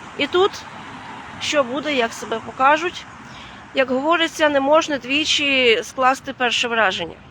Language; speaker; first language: Ukrainian; non-native, fluent; Latvian